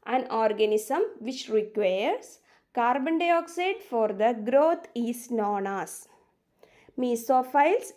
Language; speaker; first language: English; non-native, local second language; Malayalam